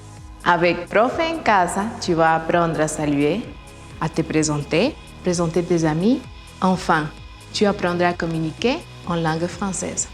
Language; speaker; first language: French; non-native, fluent; Spanish